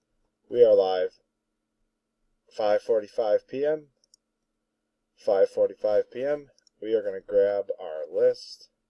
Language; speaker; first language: English; native; English